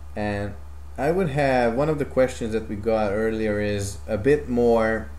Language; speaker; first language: English; non-native, fluent; Hungarian